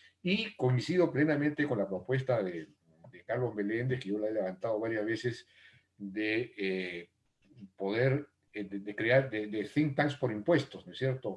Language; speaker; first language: Spanish; native; Spanish